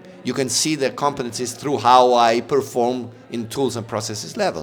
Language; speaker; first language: English; non-native, fluent; Italian